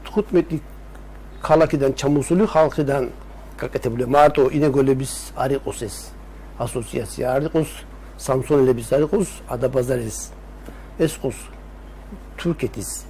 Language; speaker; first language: Georgian; early bilingual, heritage; Georgian